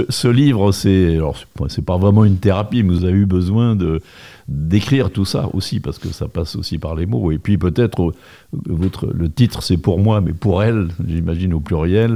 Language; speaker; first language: French; native; French